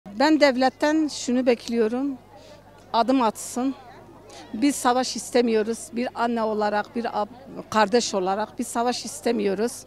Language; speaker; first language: Turkish; non-native, local second language; Kurdish